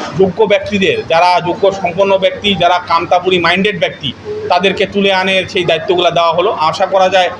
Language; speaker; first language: Bangla; non-native, local second language; Rangpuri